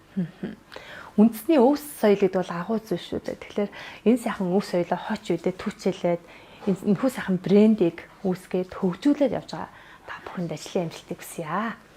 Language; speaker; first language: Mongolian; native; Mongolian